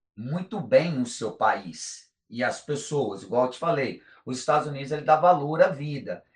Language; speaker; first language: Portuguese; native; Portuguese